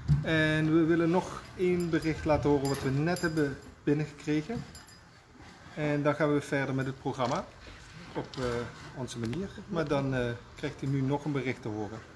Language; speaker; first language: Dutch; native; Dutch